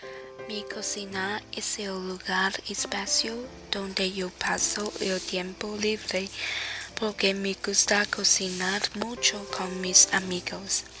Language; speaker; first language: Spanish; non-native, learner; Chinese